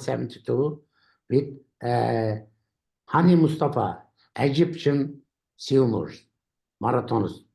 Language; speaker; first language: English; non-native, learner; Turkish